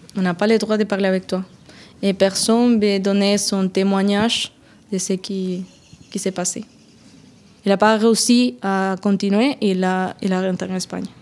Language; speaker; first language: French; non-native, fluent; Spanish